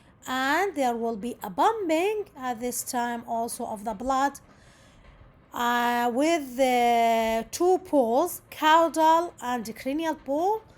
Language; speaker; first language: English; non-native, local second language; Arabic